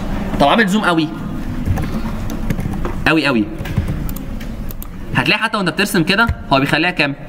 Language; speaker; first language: Arabic; native; Arabic